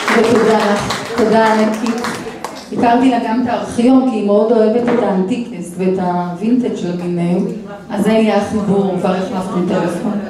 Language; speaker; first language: Hebrew; native; Hebrew